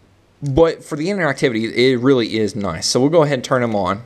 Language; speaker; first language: English; native; English